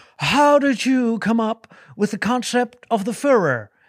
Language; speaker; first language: English; non-native, fluent; German